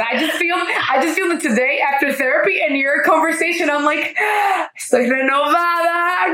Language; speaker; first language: English; non-native, fluent; Spanish